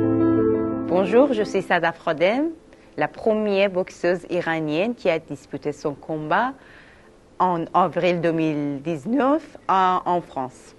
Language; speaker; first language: French; non-native, fluent; Persian